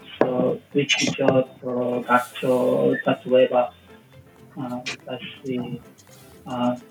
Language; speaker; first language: Japanese; non-native, learner; English